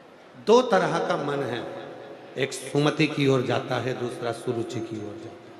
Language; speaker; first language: Hindi; native; Hindi